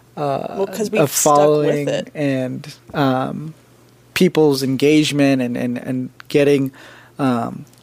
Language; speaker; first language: English; native; English